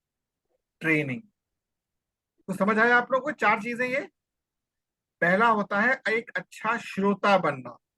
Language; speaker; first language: Hindi; native; Hindi